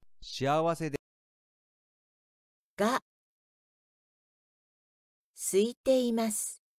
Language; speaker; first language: Japanese; non-native, learner; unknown